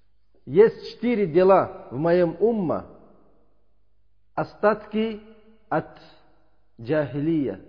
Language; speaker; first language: Russian; non-native, learner; Uzbek